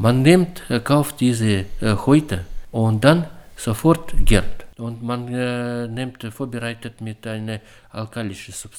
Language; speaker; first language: German; non-native, learner; Russian